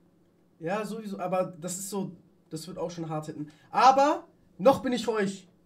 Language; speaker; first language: German; native; German